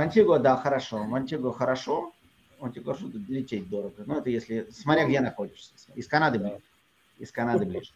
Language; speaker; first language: Russian; native; Russian